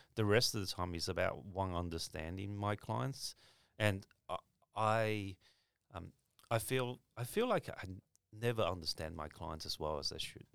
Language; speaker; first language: English; early bilingual, other home language; Chinese